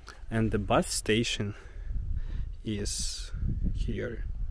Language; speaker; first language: English; non-native, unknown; Ukrainian